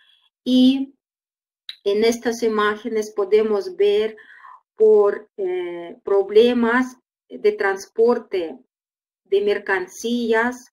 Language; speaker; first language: Spanish; non-native, fluent; Russian